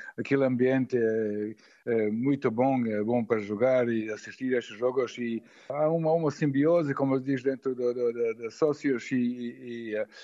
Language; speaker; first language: Portuguese; non-native, fluent; Serbian